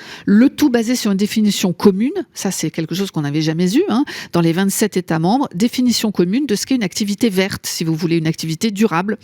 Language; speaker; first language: French; native; French